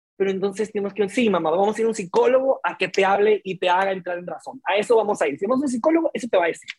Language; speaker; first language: Spanish; native; Spanish